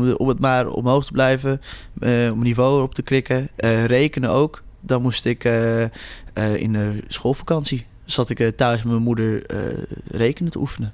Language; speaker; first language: Dutch; early bilingual, heritage; Dutch